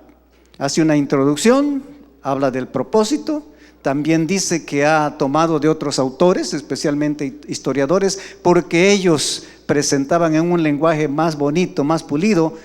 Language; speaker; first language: Spanish; native; Spanish